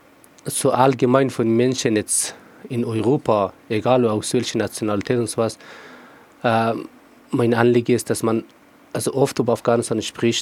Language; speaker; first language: German; non-native, fluent; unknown